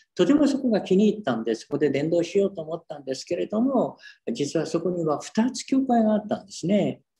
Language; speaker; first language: Japanese; native; Japanese